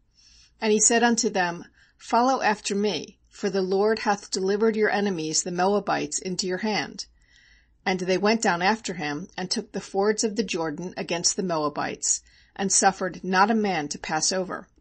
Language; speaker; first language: English; native; English